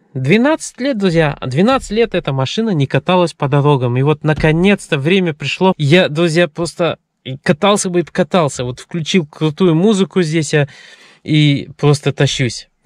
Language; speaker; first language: Russian; early bilingual, heritage; Russian